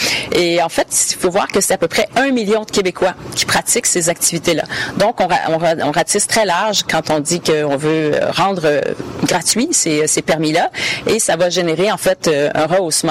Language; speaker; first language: French; native; French